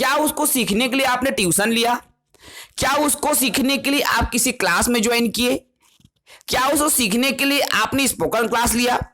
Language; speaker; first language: Hindi; non-native, local second language; Chhattisgarhi